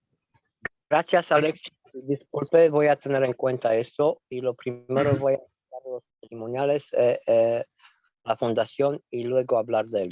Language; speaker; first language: Spanish; non-native, fluent; Romanian